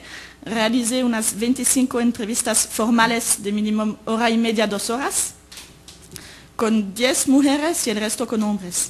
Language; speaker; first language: Spanish; native; Spanish